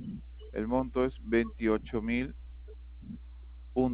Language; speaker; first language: Spanish; native; Spanish